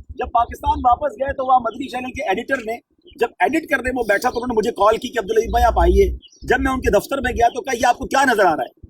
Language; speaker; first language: Urdu; native; Urdu